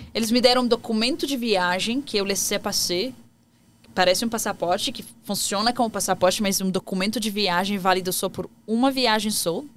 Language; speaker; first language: Portuguese; non-native, fluent; Arabic